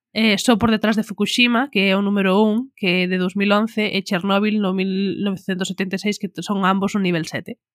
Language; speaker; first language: Galician; non-native, local second language; Spanish